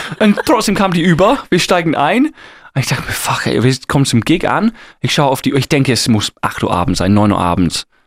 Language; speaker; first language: German; non-native, fluent; English